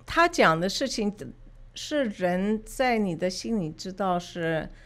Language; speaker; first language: Chinese; early bilingual, other home language; English